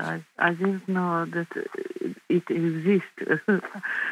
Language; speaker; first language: English; non-native, fluent; Croatian